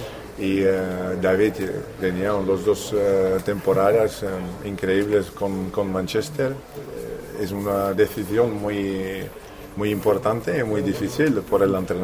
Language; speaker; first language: Spanish; non-native, fluent; Czech